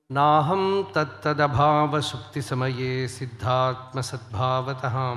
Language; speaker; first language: Malayalam; non-native, local second language; Tamil